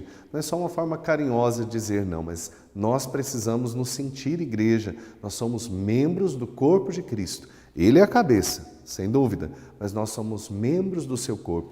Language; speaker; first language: Portuguese; native; Portuguese